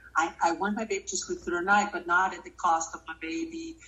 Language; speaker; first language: English; non-native, fluent; Portuguese